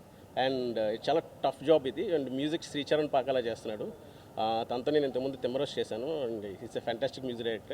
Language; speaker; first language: Telugu; native; Telugu